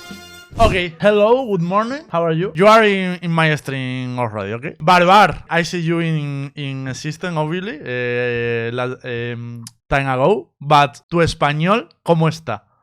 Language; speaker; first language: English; non-native, learner; Spanish